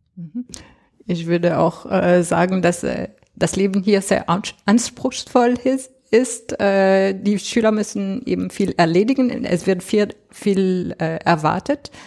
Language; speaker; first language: German; non-native, fluent; French